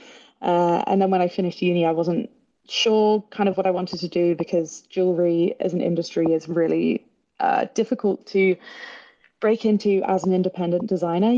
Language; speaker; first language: English; native; English